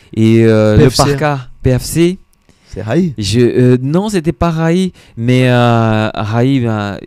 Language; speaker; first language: French; non-native, fluent; Portuguese